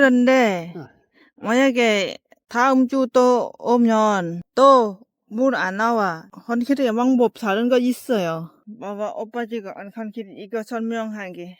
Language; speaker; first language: Korean; non-native, learner; Lao